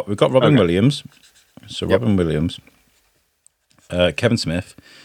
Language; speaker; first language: English; native; English